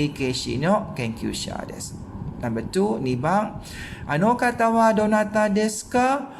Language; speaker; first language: Japanese; non-native, fluent; Malay